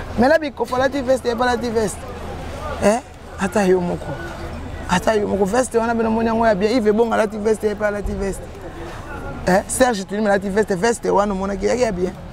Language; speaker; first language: Lingala; native; Lingala